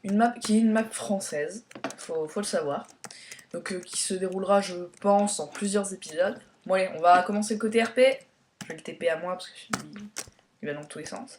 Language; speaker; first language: French; native; French